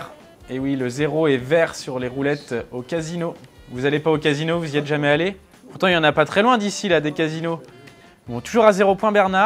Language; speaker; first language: French; native; French